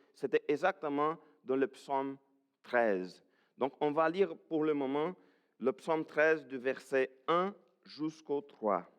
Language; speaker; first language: French; non-native, fluent; Portuguese